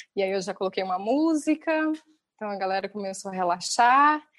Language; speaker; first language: Portuguese; native; Portuguese